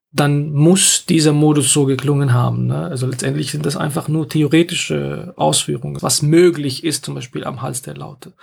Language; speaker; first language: German; non-native, fluent; Arabic